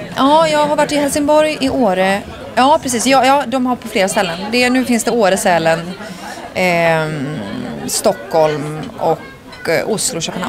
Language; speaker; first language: Swedish; native; Swedish